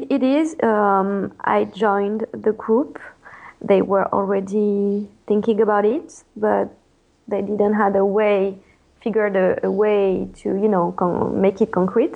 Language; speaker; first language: English; non-native, fluent; French